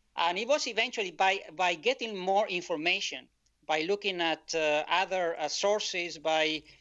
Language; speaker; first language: English; non-native, fluent; Spanish